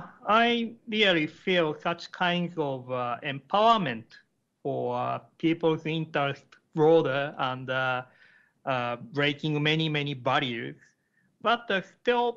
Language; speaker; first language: English; non-native, learner; Japanese